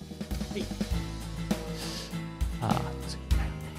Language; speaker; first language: Japanese; non-native, learner; English